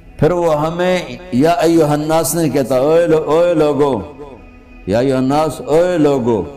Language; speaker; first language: Urdu; non-native, local second language; Punjabi